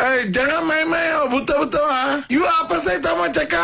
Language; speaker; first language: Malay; non-native, local second language; Tamil